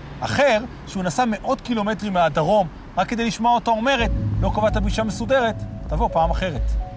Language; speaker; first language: Hebrew; native; Hebrew